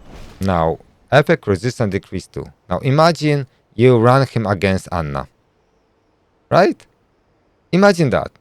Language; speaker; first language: English; non-native, fluent; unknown